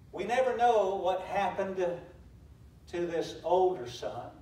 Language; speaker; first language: English; native; English